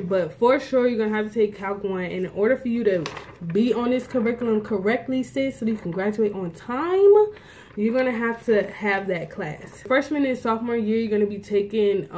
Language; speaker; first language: English; native; English